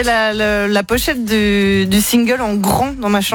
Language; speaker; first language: French; native; French